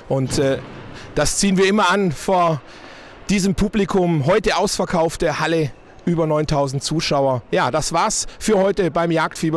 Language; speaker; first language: German; native; German